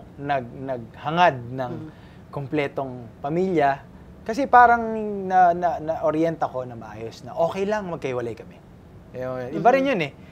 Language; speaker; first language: Filipino; native; Filipino